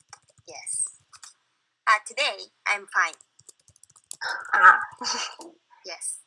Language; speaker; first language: English; non-native, learner; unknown